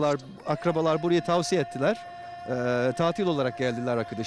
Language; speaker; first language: Turkish; non-native, fluent; English